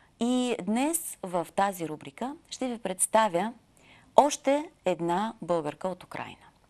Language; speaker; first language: Bulgarian; native; Bulgarian